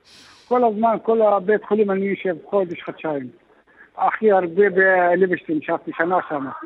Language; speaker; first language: Hebrew; non-native, local second language; Arabic